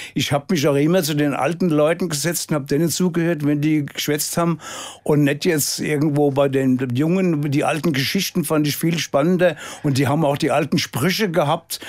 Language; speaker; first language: German; native; German